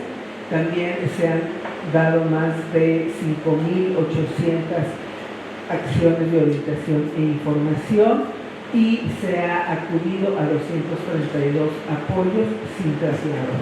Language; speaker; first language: Spanish; native; Spanish